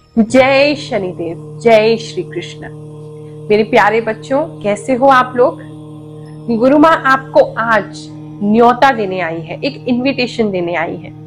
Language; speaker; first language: Hindi; native; Hindi